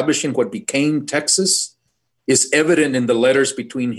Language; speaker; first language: English; native; English